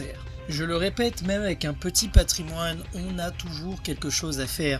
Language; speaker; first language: French; native; French